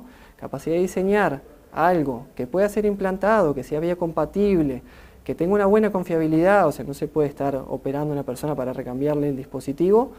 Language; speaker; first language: Spanish; native; Spanish